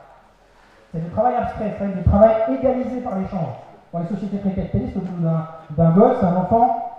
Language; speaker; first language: French; native; French